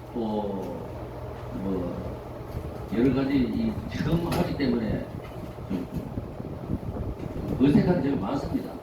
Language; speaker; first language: Korean; native; Korean